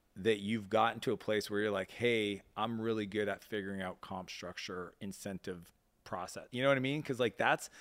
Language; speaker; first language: English; native; English